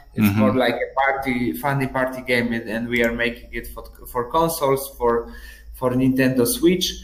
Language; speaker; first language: English; non-native, fluent; Polish